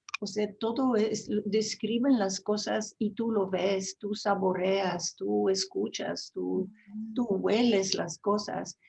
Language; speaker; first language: Spanish; non-native, fluent; Dutch